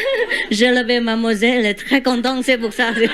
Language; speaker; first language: French; non-native, learner; Vietnamese